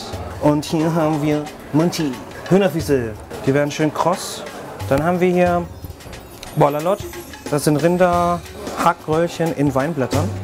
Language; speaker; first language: German; native; German